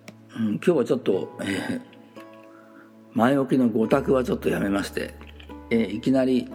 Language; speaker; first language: Japanese; native; Japanese